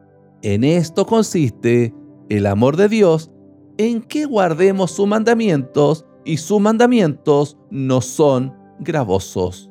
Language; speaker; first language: Spanish; native; Spanish